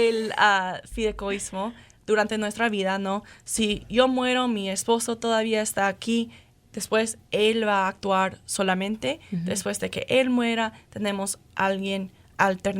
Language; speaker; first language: Spanish; non-native, fluent; English